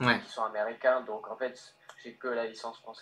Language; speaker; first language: French; early bilingual, heritage; French